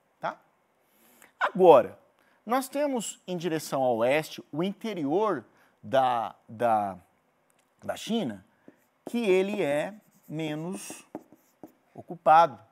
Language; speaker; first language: Portuguese; native; Portuguese